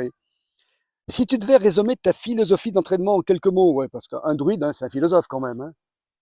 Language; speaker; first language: French; native; French